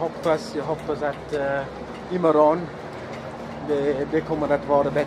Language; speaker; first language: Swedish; non-native, learner; Italian